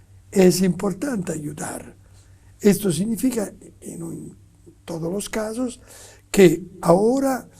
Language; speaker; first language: Spanish; non-native, fluent; Italian